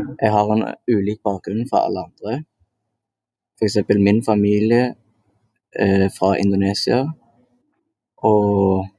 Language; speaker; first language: Norwegian; early bilingual, other home language; Indonesian